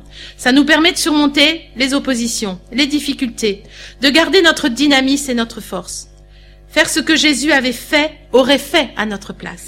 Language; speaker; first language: French; native; French